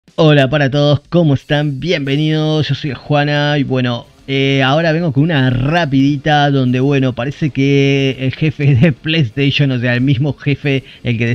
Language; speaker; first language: Spanish; native; Spanish